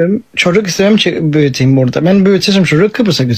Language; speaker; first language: Turkish; early bilingual, heritage; English